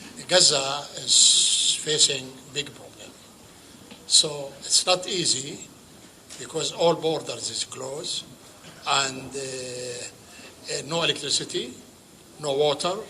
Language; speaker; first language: English; non-native, fluent; Arabic